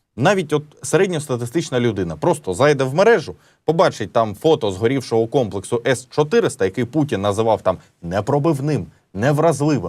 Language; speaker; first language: Ukrainian; native; Ukrainian